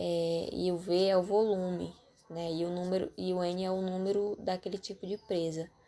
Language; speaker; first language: Portuguese; native; Portuguese